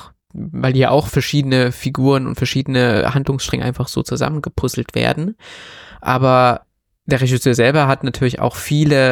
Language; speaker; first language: German; native; German